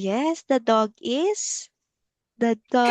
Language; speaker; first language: English; non-native, local second language; Filipino